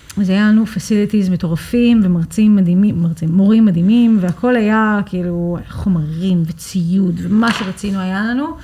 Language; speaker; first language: Hebrew; early bilingual, other home language; English